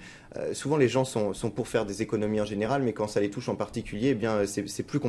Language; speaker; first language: French; native; French